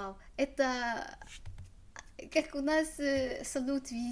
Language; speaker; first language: Russian; non-native, learner; Arabic